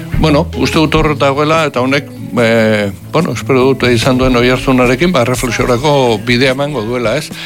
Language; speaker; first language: Basque; native; Basque